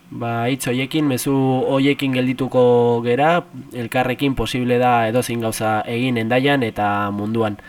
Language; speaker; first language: Basque; native; Basque